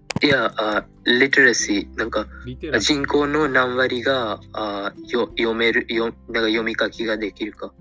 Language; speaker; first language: Japanese; non-native, fluent; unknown